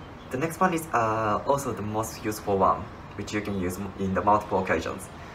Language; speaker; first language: English; non-native, fluent; Japanese